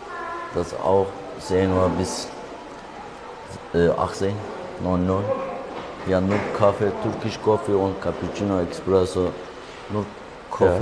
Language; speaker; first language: German; non-native, learner; Turkish